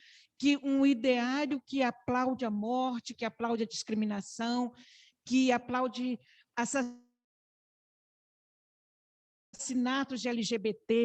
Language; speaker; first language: Portuguese; native; Portuguese